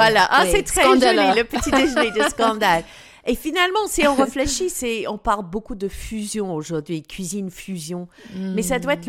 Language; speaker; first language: French; non-native, fluent; English